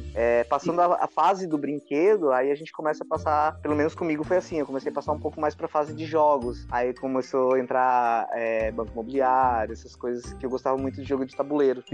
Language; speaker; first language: Portuguese; native; Portuguese